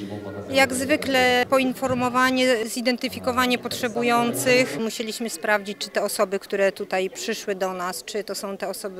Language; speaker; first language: Polish; native; Polish